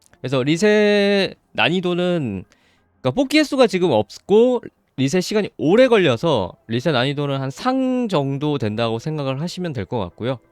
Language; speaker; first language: Korean; native; Korean